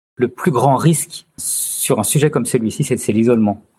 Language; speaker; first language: French; native; French